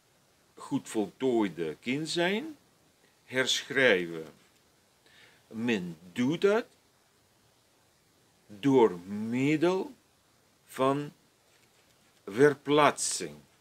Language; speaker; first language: Dutch; non-native, fluent; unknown